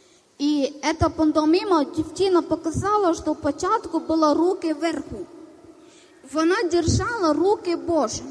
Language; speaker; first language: Ukrainian; non-native, learner; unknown